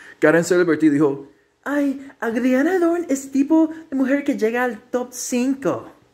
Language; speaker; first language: Spanish; early bilingual, heritage; Spanish